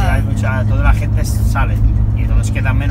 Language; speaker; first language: Spanish; native; Spanish